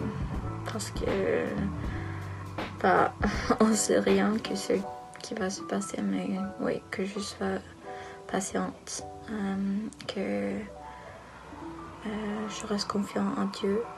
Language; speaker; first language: French; non-native, learner; Norwegian